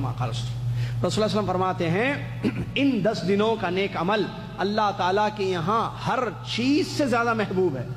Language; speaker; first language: Urdu; native; Urdu